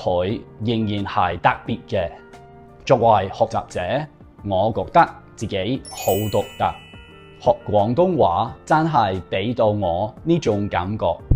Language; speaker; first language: Cantonese; non-native, fluent; English